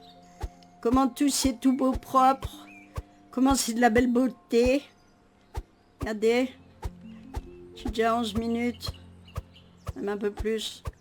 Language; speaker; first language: French; native; French